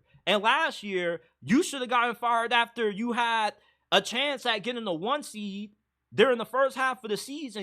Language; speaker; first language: English; native; English